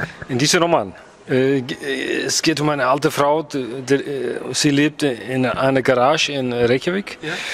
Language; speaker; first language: German; non-native, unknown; Icelandic